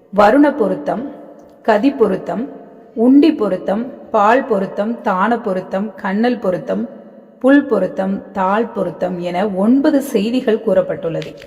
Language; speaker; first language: Tamil; native; Tamil